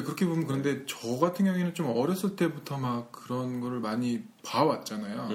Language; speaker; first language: Korean; native; Korean